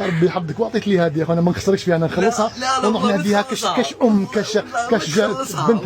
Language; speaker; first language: Arabic; native; Arabic